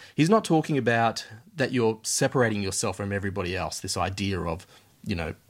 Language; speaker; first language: English; native; English